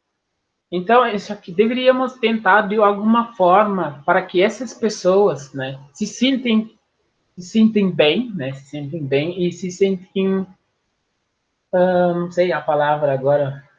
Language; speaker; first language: Portuguese; non-native, fluent; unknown